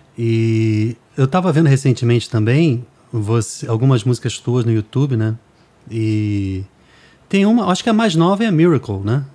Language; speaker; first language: Portuguese; native; Portuguese